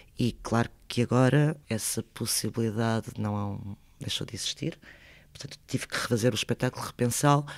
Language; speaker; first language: Portuguese; early bilingual, other home language; Spanish